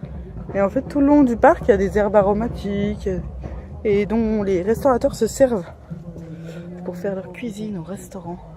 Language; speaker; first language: French; native; French